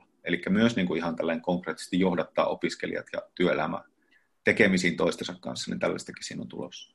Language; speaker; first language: Finnish; native; Finnish